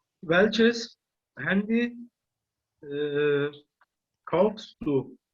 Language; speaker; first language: German; non-native, learner; Turkish